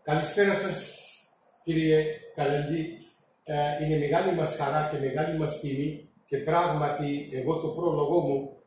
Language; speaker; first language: Greek; non-native, fluent; Urdu